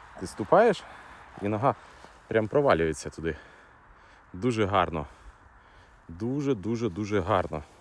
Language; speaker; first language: Ukrainian; native; Ukrainian